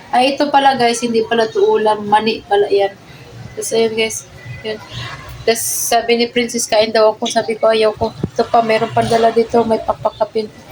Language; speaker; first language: Filipino; non-native, local second language; Cebuano